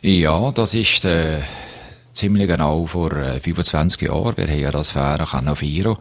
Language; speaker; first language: German; native; German